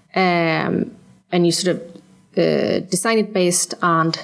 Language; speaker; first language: English; non-native, fluent; Swedish